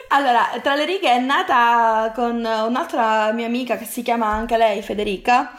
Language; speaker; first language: Italian; native; Italian